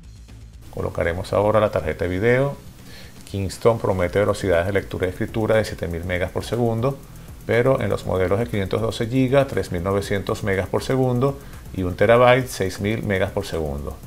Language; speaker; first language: Spanish; native; Spanish